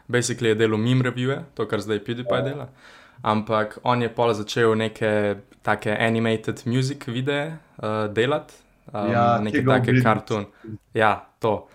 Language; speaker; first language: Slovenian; native; Slovenian